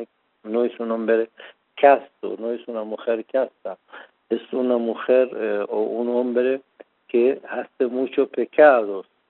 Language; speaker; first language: Spanish; non-native, fluent; Persian